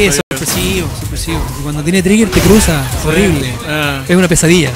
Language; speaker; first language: Spanish; native; Spanish